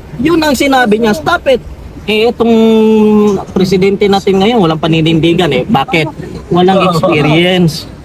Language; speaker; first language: Filipino; non-native, local second language; Cebuano